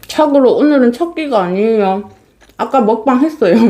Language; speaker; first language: Korean; native; Korean